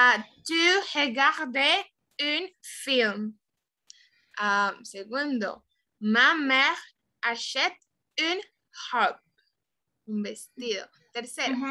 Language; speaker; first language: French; non-native, learner; Spanish